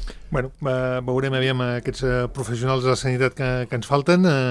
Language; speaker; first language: Catalan; native; Catalan